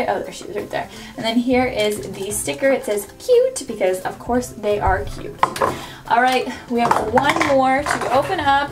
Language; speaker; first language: English; native; English